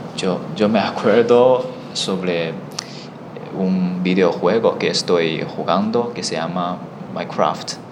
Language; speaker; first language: Spanish; non-native, learner; Chinese